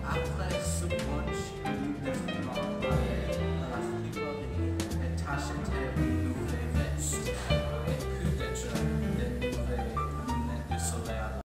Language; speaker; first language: French; non-native, learner; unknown